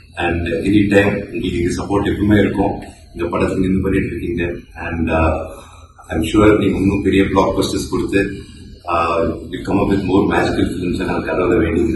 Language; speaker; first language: Tamil; non-native, local second language; Telugu